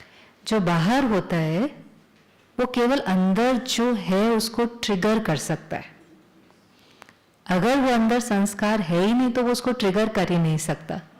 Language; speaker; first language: Hindi; native; Hindi